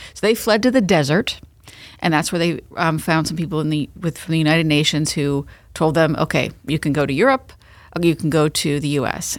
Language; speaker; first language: English; native; English